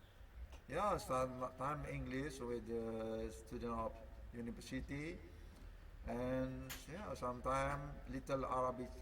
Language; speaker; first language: English; non-native, learner; Sasak